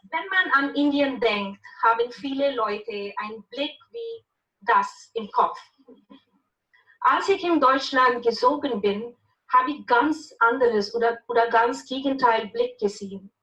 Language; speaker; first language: German; non-native, learner; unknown